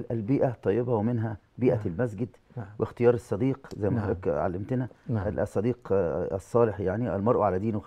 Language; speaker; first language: Arabic; native; Arabic